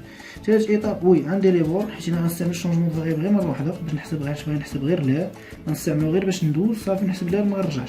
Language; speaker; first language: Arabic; native; Arabic